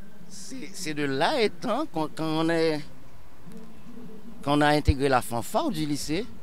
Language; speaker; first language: French; non-native, local second language; Haitian Creole